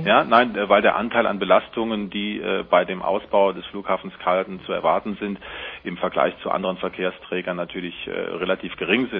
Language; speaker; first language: German; native; German